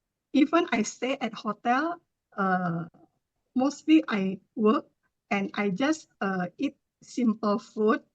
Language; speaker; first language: English; non-native, learner; Thai